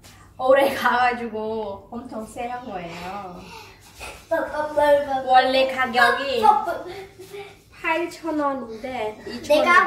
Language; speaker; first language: Korean; non-native, fluent; Khmer